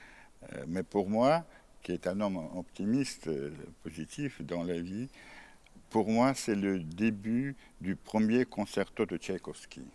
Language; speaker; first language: French; non-native, fluent; Russian